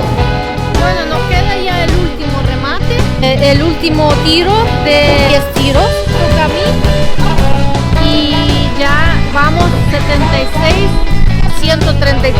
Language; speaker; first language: Spanish; non-native, fluent; Russian